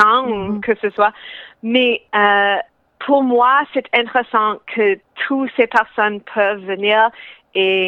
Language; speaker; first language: French; non-native, local second language; English